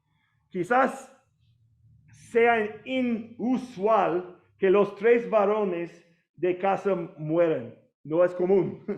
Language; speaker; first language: Spanish; non-native, learner; English